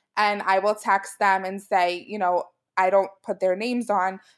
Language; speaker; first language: English; native; English